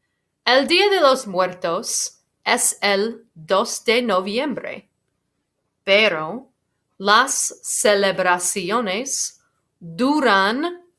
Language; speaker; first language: Spanish; non-native, fluent; English